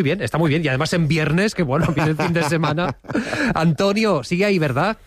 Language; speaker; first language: Spanish; native; Spanish